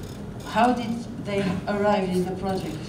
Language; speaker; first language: English; non-native, fluent; Romanian